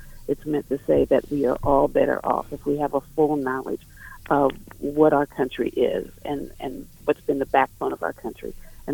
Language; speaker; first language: English; native; English